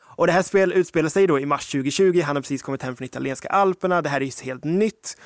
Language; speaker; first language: Swedish; early bilingual, other home language; English